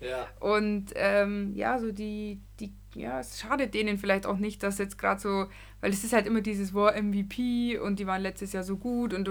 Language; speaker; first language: German; native; German